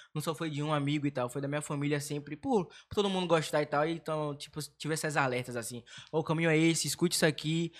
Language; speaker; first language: Portuguese; native; Portuguese